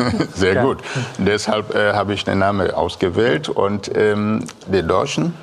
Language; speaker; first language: German; non-native, fluent; Igbo